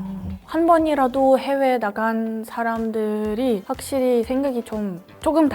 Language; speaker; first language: Korean; early bilingual, heritage; Korean